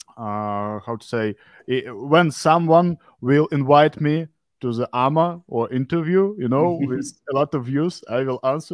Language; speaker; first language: English; non-native, fluent; Russian